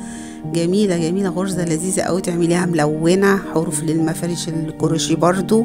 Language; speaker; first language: Arabic; native; Arabic